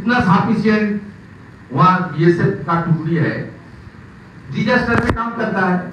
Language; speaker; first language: Hindi; non-native, local second language; Bangla